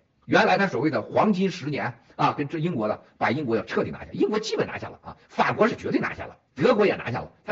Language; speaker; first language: Chinese; native; Chinese